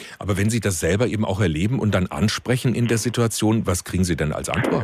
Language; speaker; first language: German; native; German